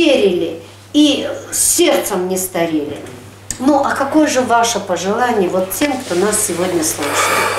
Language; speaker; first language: Russian; native; Russian